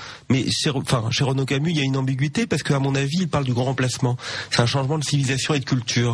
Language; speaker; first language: French; native; French